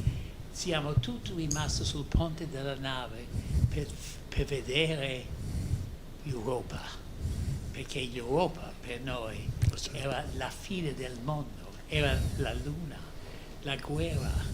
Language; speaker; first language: Italian; non-native, fluent; English